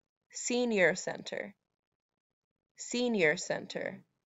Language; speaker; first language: English; native; English